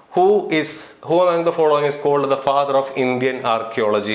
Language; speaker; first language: English; non-native, local second language; Malayalam